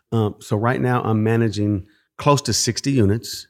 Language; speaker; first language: English; native; English